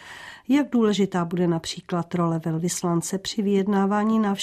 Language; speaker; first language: Czech; native; Czech